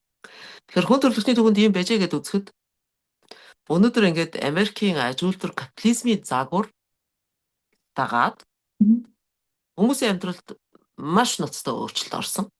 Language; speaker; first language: Mongolian; native; Mongolian